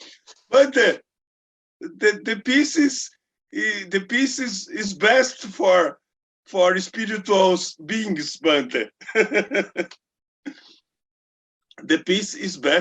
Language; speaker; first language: English; non-native, learner; Portuguese